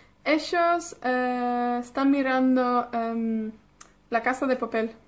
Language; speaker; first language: Spanish; non-native, fluent; Welsh